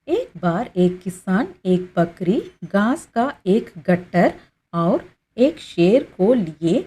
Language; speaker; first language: Hindi; non-native, local second language; Tamil